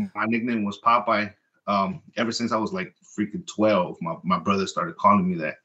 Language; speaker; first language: English; early bilingual, other home language; Spanish